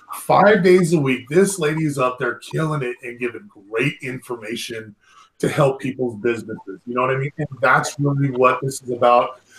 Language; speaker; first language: English; native; English